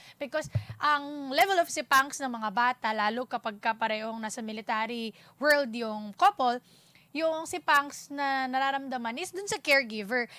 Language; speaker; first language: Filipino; non-native, local second language; Cebuano